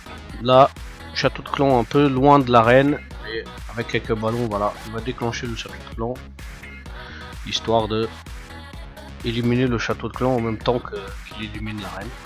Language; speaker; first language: French; native; French